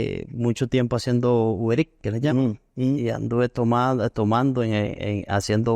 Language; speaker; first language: Spanish; native; Spanish